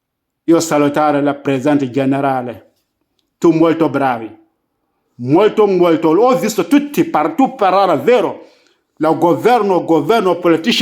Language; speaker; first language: Italian; non-native, learner; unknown